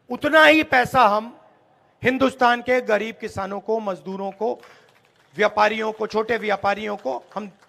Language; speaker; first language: Hindi; native; Hindi